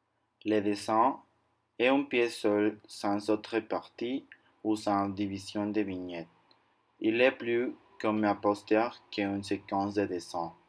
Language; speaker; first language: French; non-native, learner; Spanish